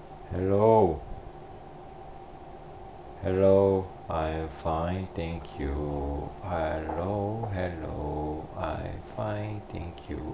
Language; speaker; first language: English; non-native, learner; Korean